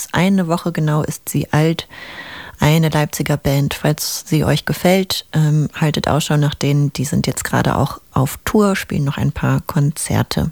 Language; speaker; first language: German; native; German